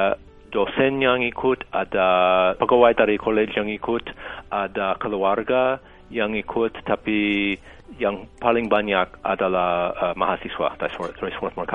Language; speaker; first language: Indonesian; non-native, fluent; English